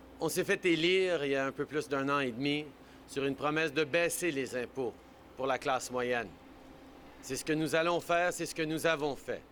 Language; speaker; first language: French; native; French